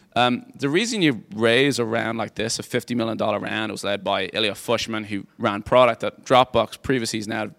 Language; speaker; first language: English; native; English